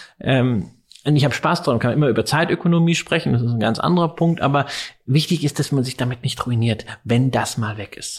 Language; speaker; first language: German; native; German